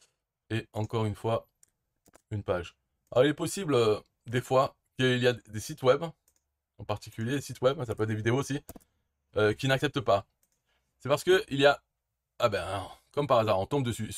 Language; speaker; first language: French; native; French